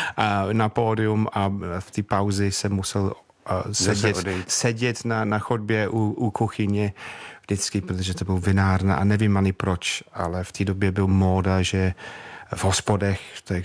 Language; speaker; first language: Czech; non-native, fluent; English